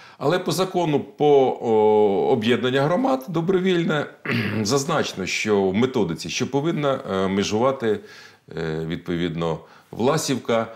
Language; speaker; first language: Ukrainian; native; Ukrainian